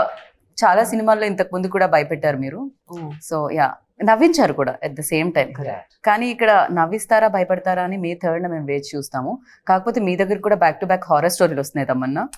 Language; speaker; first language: Telugu; native; Telugu